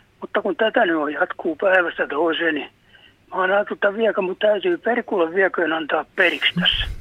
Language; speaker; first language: Finnish; native; Finnish